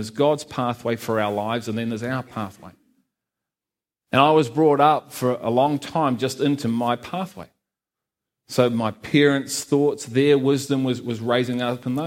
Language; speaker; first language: English; native; English